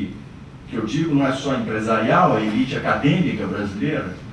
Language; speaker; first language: Portuguese; native; Portuguese